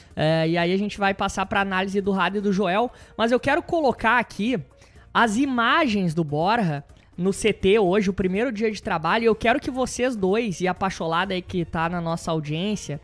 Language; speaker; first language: Portuguese; native; Portuguese